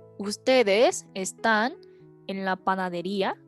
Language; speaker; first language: Spanish; non-native, fluent; Korean